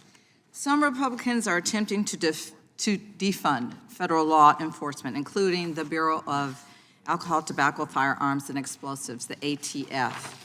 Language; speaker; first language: English; native; English